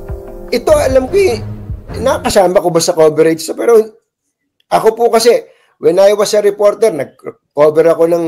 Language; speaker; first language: Filipino; native; Filipino